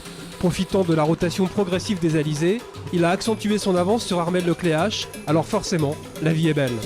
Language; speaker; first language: French; native; French